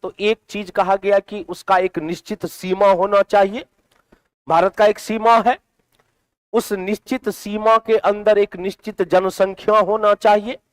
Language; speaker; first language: Hindi; native; Hindi